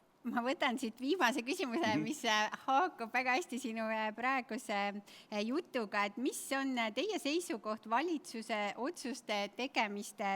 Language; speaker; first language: Estonian; native; Estonian